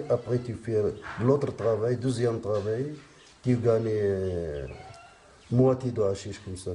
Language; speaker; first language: French; non-native, learner; Arabic